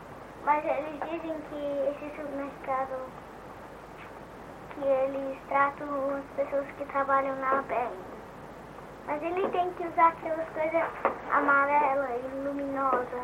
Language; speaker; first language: Portuguese; early bilingual, heritage; Portuguese